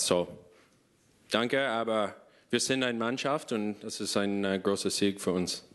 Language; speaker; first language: German; non-native, learner; English